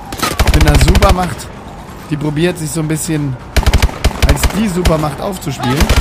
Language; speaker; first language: German; native; German